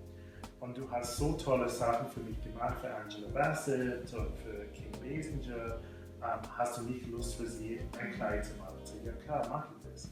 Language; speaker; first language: German; non-native, fluent; English